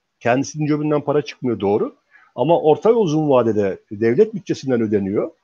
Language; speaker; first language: Turkish; native; Turkish